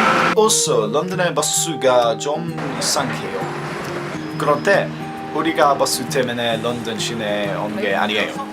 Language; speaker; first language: Korean; non-native, learner; English